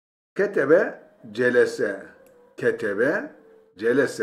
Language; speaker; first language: Arabic; non-native, fluent; Turkish